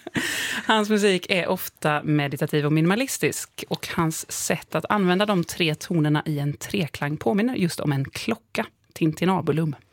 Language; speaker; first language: Swedish; native; Swedish